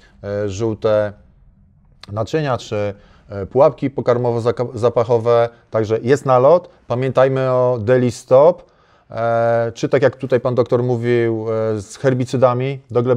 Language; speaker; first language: Polish; native; Polish